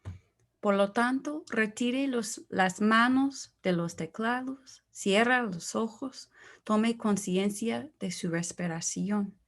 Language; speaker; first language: Spanish; non-native, fluent; English